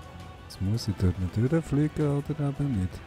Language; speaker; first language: German; native; German